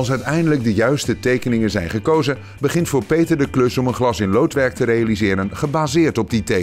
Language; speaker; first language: Dutch; native; Dutch